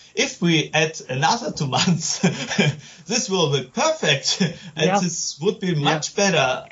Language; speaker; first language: English; non-native, learner; German